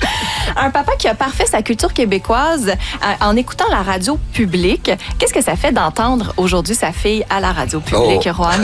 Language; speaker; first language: French; native; French